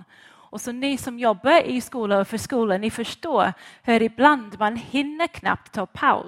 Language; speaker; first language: Swedish; non-native, fluent; English